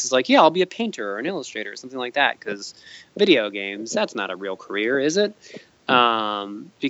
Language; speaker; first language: English; native; English